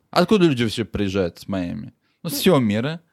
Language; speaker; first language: Russian; early bilingual, heritage; Russian